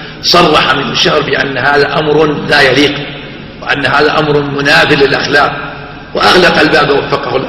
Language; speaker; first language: Arabic; native; Arabic